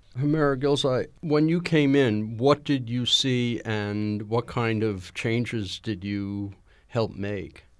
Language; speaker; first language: English; native; English